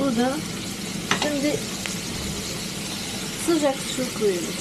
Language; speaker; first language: Turkish; non-native, learner; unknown